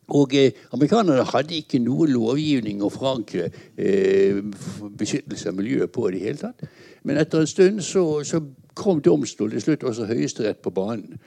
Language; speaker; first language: Norwegian; native; Norwegian